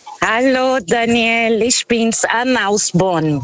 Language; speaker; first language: German; non-native, fluent; Portuguese